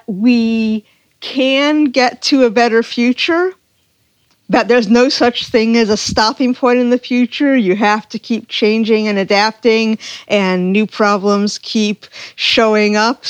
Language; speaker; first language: English; native; English